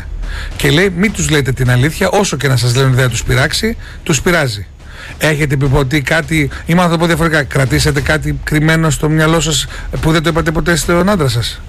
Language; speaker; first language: Greek; native; Greek